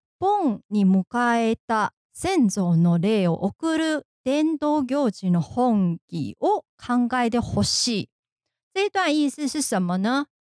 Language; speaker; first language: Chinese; non-native, fluent; Japanese